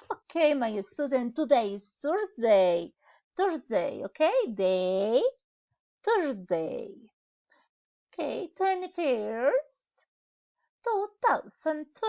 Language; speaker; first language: English; non-native, learner; Spanish